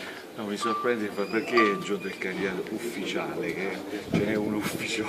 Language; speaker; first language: Italian; native; Italian